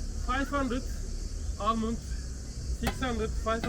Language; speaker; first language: English; non-native, learner; Turkish